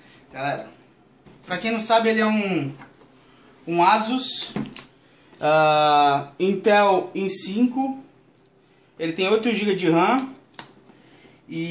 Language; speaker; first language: Portuguese; native; Portuguese